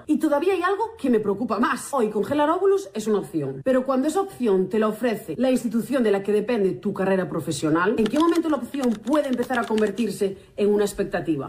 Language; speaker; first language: Spanish; native; Spanish